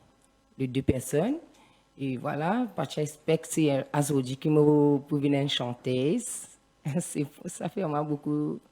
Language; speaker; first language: French; non-native, learner; Morisyen